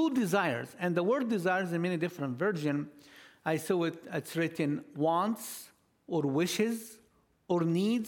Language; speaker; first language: English; non-native, fluent; Arabic